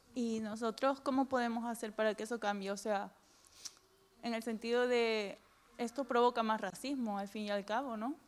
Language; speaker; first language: Spanish; non-native, learner; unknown